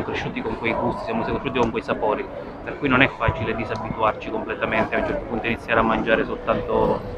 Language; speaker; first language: Italian; native; Italian